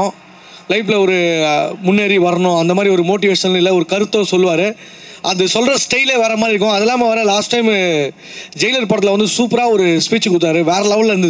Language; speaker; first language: Tamil; native; Tamil